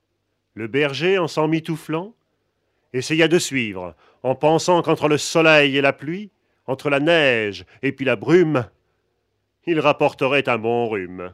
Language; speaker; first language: French; native; French